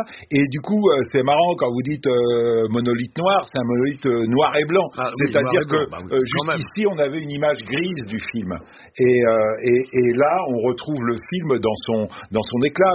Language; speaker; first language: French; native; French